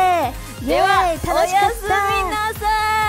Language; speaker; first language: Japanese; non-native, fluent; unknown